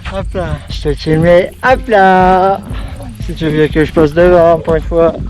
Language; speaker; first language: French; native; French